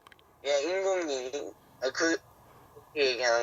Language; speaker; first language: Korean; early bilingual, heritage; Korean